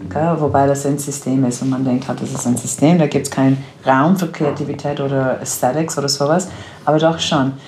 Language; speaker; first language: German; non-native, fluent; English